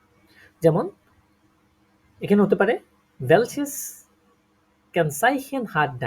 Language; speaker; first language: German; non-native, fluent; Bangla